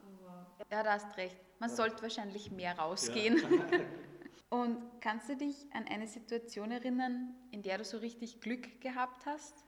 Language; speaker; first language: German; native; German